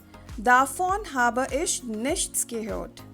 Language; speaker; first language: German; non-native, fluent; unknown